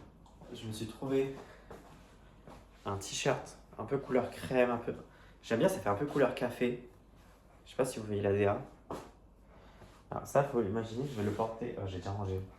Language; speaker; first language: French; native; French